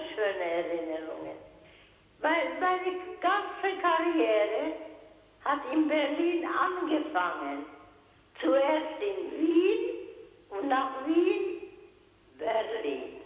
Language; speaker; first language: German; non-native, local second language; Hungarian